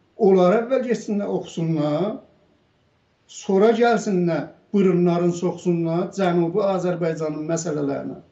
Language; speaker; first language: Azerbaijani; native; Azerbaijani